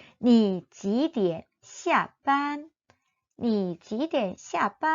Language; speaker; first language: Chinese; non-native, fluent; Korean